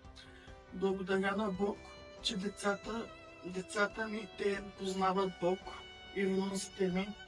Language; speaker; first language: Bulgarian; non-native, local second language; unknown